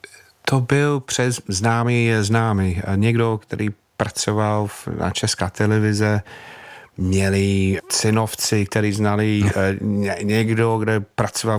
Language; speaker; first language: Czech; non-native, fluent; English